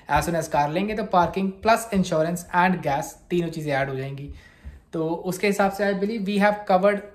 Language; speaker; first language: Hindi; non-native, local second language; Punjabi